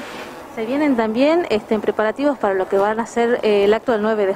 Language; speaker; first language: Spanish; native; Spanish